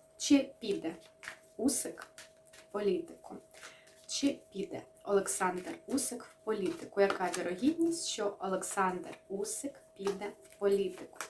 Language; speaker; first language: Ukrainian; non-native, local second language; Russian